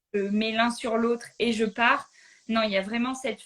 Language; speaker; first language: French; native; French